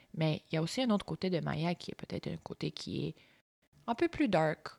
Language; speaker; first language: French; early bilingual, other home language; Bulgarian